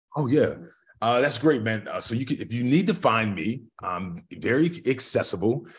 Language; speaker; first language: English; native; English